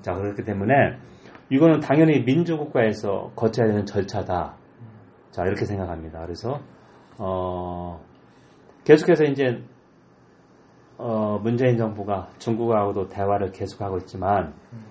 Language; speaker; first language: Korean; native; Korean